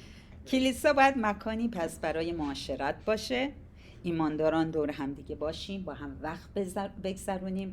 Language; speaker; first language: Persian; native; Persian